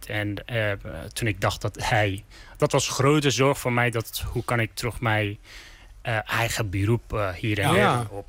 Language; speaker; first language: Dutch; non-native, learner; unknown